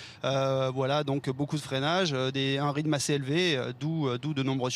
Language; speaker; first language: French; native; French